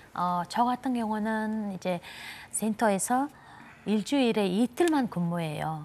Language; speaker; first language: Korean; non-native, fluent; Mongolian